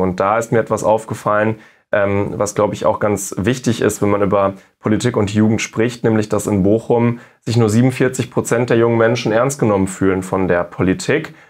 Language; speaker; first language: German; native; German